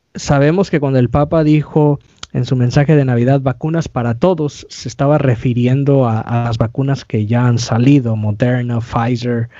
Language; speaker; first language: Spanish; native; Spanish